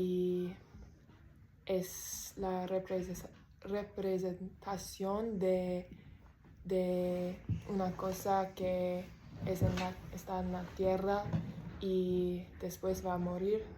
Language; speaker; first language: Spanish; non-native, learner; English